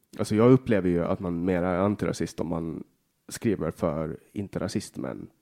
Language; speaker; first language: Swedish; native; Swedish